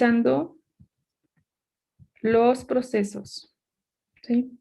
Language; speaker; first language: Spanish; native; Spanish